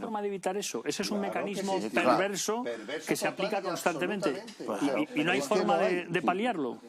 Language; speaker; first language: Spanish; native; Spanish